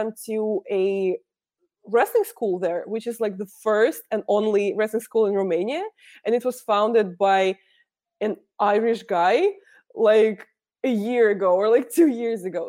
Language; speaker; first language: English; non-native, fluent; Russian